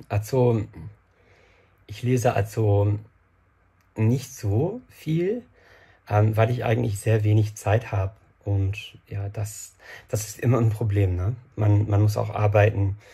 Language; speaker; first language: German; non-native, fluent; English